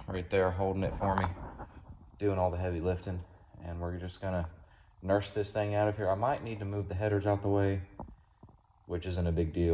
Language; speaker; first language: English; native; English